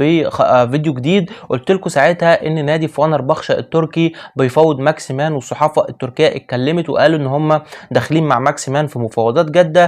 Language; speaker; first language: Arabic; native; Arabic